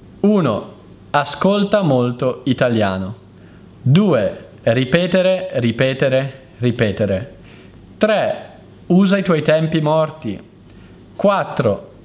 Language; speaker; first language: Italian; native; Italian